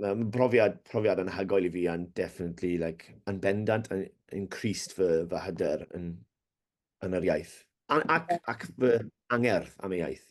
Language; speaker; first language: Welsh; non-native, learner; English